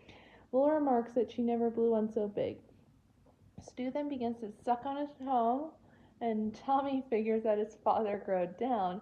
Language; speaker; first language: English; native; English